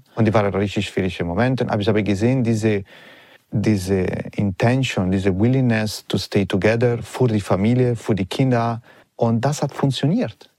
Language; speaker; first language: German; non-native, learner; Italian